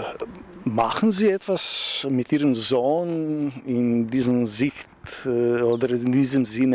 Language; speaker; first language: German; non-native, fluent; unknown